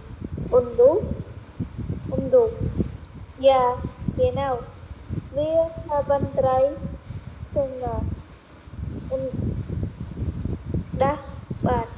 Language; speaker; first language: German; non-native, learner; Khmer